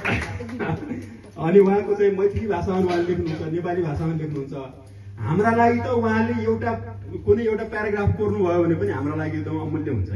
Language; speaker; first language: Nepali; non-native, local second language; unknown